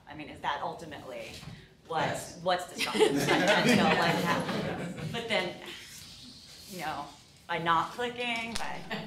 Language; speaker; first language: English; native; English